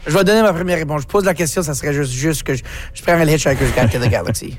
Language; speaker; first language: French; native; French